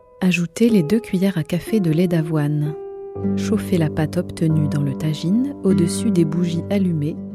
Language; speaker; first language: French; native; French